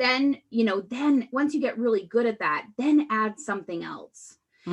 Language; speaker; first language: English; native; English